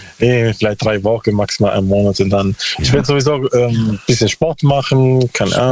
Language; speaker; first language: German; non-native, learner; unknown